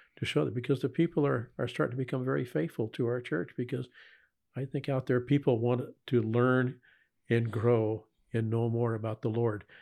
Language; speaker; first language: English; native; English